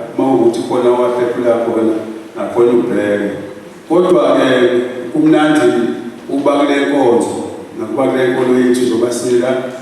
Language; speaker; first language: Zulu; native; Zulu